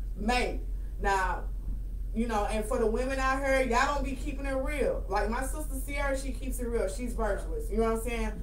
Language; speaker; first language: English; native; English